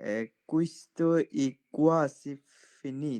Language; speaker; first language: Italian; non-native, learner; Bangla